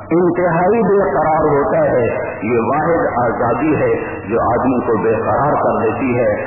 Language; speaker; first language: Urdu; non-native, local second language; Punjabi